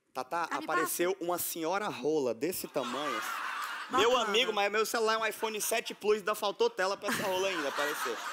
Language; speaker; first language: Portuguese; native; Portuguese